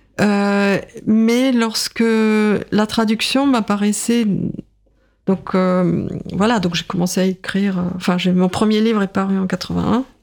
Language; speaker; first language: French; non-native, fluent; Russian